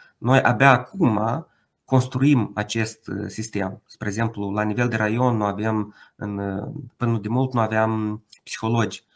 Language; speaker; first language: Romanian; native; Romanian